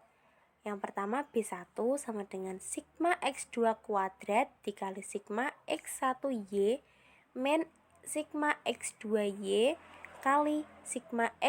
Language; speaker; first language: Indonesian; native; Indonesian